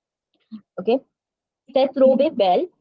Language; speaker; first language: French; non-native, fluent; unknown